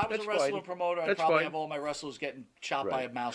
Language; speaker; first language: English; native; English